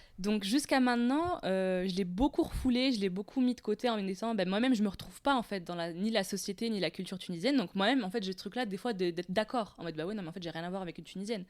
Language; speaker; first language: French; non-native, local second language; Arabic